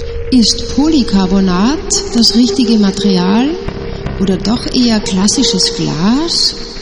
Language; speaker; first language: German; native; German